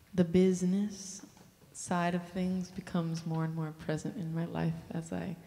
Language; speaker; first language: English; native; English